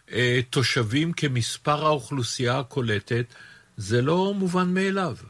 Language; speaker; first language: Hebrew; native; Hebrew